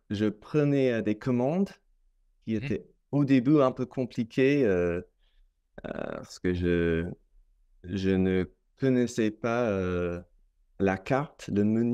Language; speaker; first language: French; non-native, fluent; English